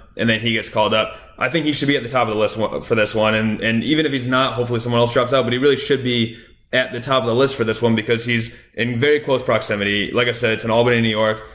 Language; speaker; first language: English; native; English